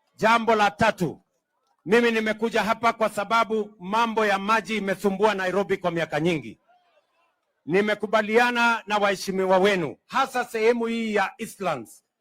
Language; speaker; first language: Swahili; non-native, local second language; Kalenjin